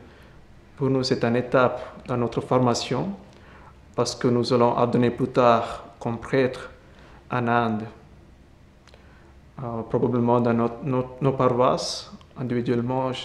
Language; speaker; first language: French; non-native, fluent; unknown